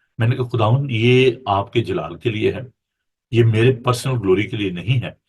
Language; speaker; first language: Urdu; native; Urdu